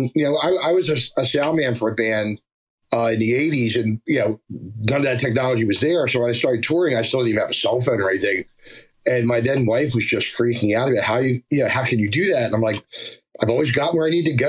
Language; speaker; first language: English; native; English